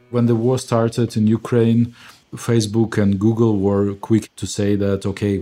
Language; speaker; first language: English; non-native, fluent; Ukrainian